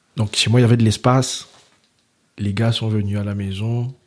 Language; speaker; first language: French; early bilingual, other home language; Haitian Creole